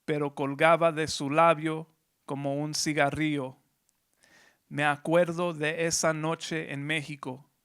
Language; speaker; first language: Spanish; early bilingual, heritage; Spanish